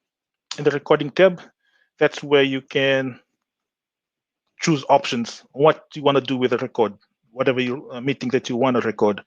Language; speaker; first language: English; non-native, local second language; Fijian